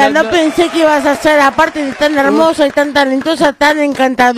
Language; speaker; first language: Spanish; native; Spanish